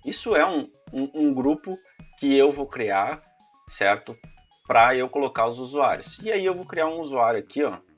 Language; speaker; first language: Portuguese; native; Portuguese